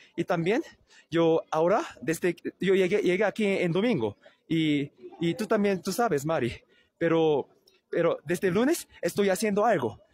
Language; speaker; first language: Spanish; non-native, learner; Korean